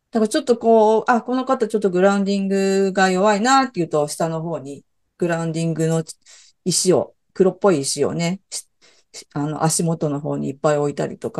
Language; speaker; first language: Japanese; native; Japanese